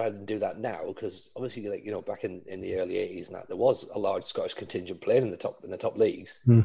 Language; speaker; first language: English; native; English